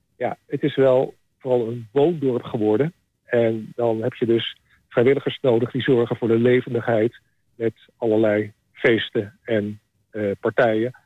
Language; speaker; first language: Dutch; native; Dutch